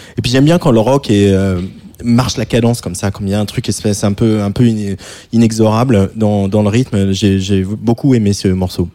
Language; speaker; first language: French; native; French